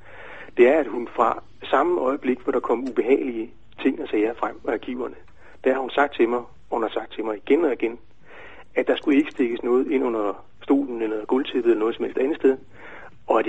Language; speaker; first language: Danish; native; Danish